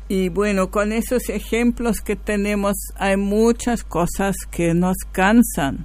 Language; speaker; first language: Spanish; native; Spanish